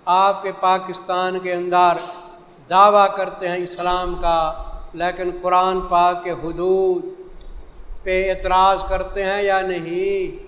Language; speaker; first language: Urdu; non-native, local second language; Saraiki